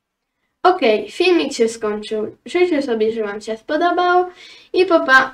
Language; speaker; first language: Polish; early bilingual, heritage; Polish